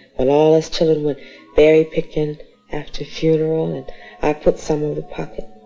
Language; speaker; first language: English; native; English